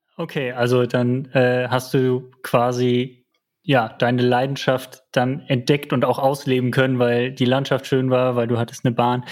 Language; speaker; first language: German; native; German